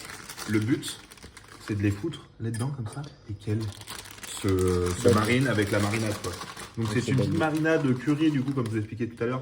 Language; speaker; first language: French; native; French